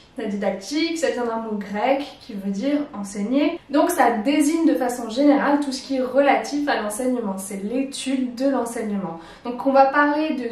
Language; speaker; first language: French; native; French